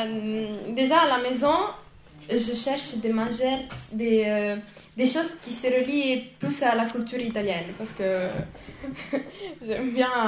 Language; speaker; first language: French; non-native, fluent; Italian